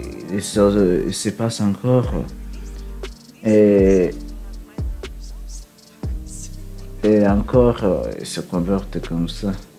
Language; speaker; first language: French; non-native, learner; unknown